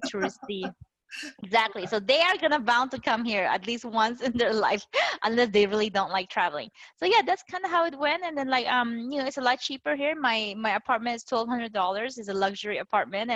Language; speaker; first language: English; non-native, local second language; Filipino